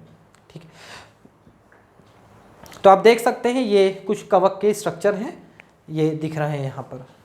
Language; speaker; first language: Hindi; native; Hindi